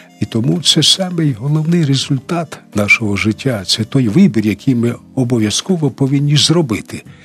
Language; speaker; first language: Ukrainian; non-native, local second language; Russian